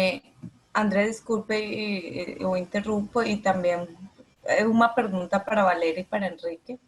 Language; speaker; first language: Portuguese; non-native, fluent; Spanish